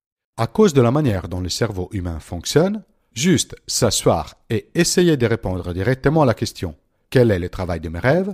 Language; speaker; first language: French; non-native, fluent; Italian